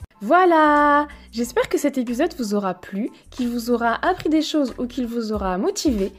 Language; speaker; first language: French; native; French